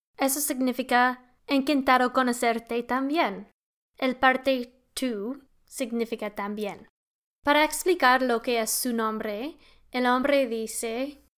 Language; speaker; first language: Spanish; non-native, learner; English